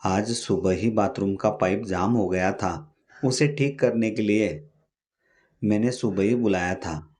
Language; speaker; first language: Hindi; non-native, local second language; Marathi